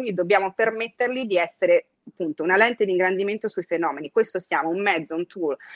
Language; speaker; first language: Italian; native; Italian